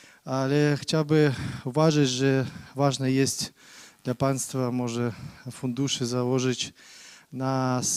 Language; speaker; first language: Polish; non-native, learner; Ukrainian